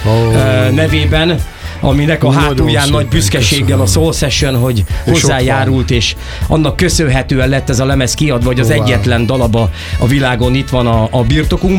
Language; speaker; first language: Hungarian; native; Hungarian